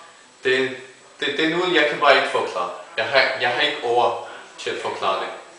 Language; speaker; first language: Danish; early bilingual, other home language; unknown